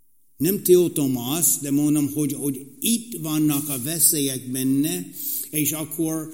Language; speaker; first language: Hungarian; non-native, fluent; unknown